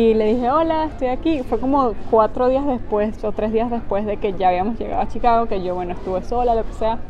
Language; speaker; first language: Spanish; native; Spanish